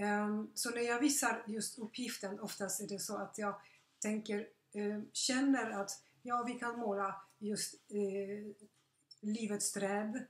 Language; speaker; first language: Swedish; non-native, fluent; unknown